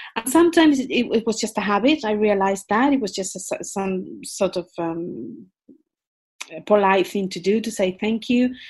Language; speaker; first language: English; non-native, fluent; Spanish